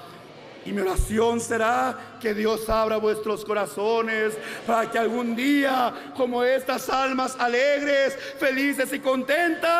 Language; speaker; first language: Spanish; native; Spanish